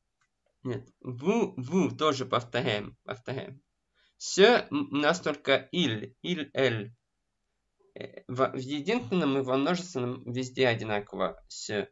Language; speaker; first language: Russian; native; Russian